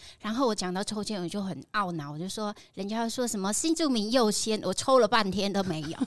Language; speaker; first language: Chinese; non-native, fluent; Khmer